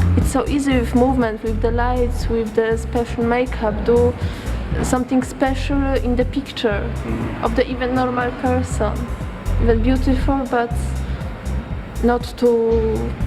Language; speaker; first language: English; non-native, learner; Polish